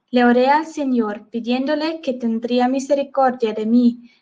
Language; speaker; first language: Spanish; non-native, fluent; Swiss German